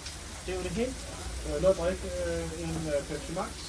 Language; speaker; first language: Danish; non-native, fluent; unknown